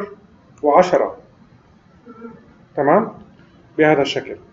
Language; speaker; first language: Arabic; native; Arabic